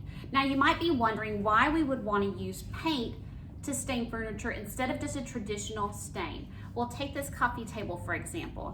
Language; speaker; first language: English; native; English